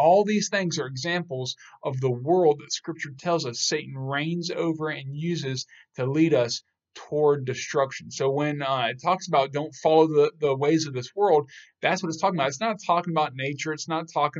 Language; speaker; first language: English; native; English